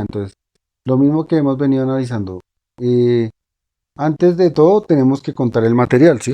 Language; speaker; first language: Spanish; native; Spanish